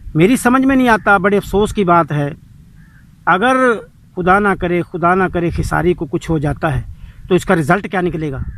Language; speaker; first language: Urdu; native; Urdu